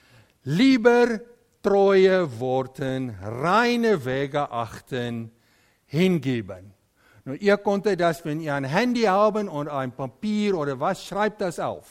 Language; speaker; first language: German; non-native, fluent; Dutch